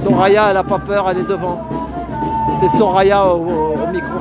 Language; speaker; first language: French; native; French